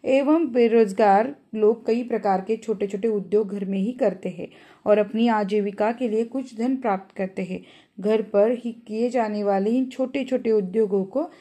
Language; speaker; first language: Hindi; non-native, local second language; Marathi